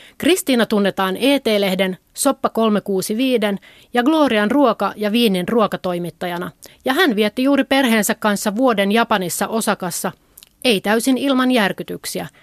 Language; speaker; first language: Finnish; native; Finnish